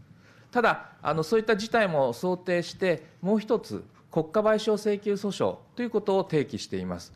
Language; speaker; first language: Japanese; native; Japanese